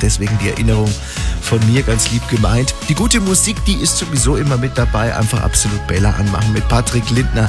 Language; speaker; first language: German; native; German